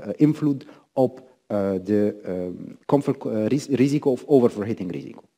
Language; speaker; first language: Dutch; non-native, fluent; Arabic